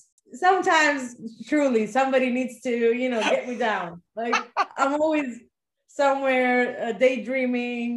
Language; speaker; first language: English; non-native, fluent; Greek